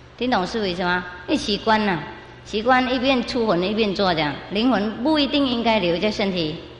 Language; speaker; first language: Chinese; non-native, fluent; Vietnamese